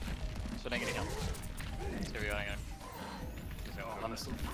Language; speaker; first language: Swedish; native; Swedish